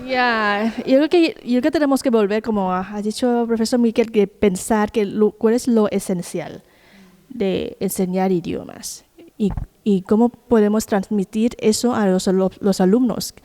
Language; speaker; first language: Spanish; non-native, fluent; Thai